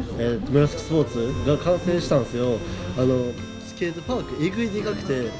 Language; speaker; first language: Japanese; native; Japanese